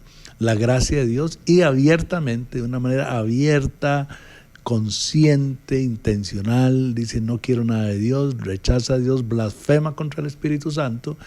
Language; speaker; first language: Spanish; native; Spanish